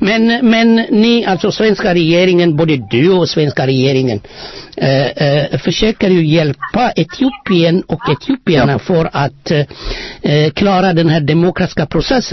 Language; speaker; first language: Swedish; non-native, fluent; Amharic